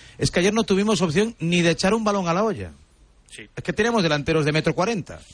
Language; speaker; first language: Spanish; native; Spanish